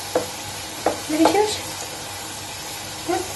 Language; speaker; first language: English; non-native, learner; Indonesian